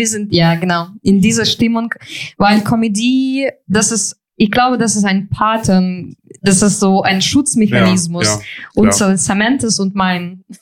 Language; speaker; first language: German; non-native, fluent; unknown